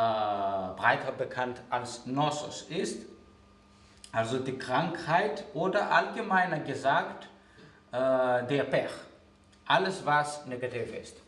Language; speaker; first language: German; non-native, fluent; Greek